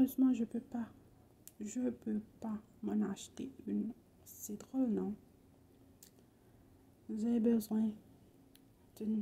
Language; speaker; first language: French; non-native, local second language; Haitian Creole